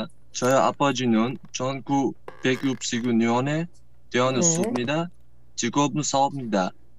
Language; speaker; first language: Korean; non-native, learner; Uzbek